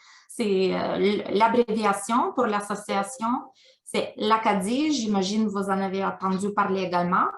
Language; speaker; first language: French; non-native, fluent; Ukrainian